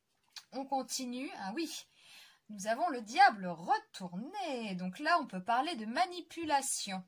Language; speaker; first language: French; native; French